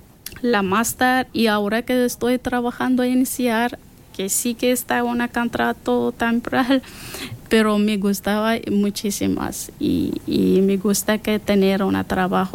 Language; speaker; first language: Spanish; non-native, learner; Persian